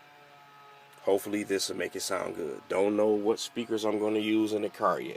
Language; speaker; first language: English; native; English